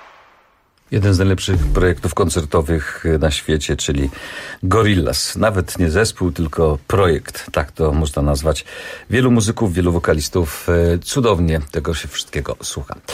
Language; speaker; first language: Polish; native; Polish